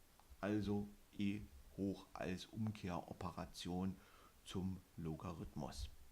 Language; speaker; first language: German; native; German